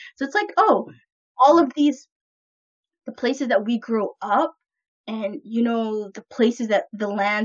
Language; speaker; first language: English; native; English